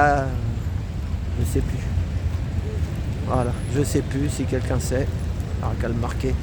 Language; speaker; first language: French; native; French